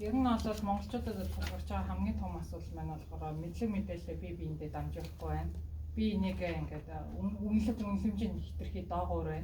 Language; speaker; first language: Mongolian; native; Mongolian